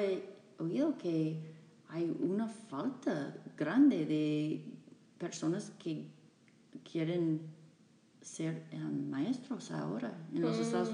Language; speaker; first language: Spanish; non-native, fluent; English